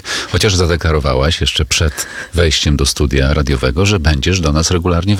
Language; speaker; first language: Polish; native; Polish